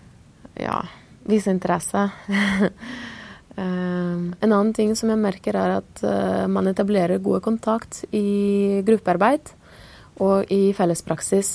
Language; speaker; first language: Norwegian; non-native, fluent; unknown